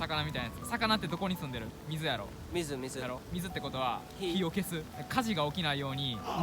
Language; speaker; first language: Japanese; native; Japanese